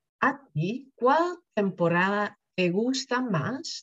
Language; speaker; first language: Spanish; non-native, fluent; Dutch